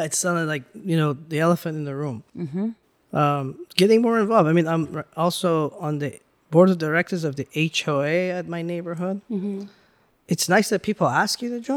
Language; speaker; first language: English; early bilingual, other home language; Persian